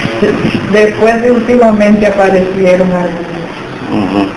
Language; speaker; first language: Spanish; native; Spanish